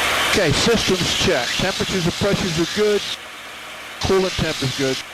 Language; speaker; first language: English; native; English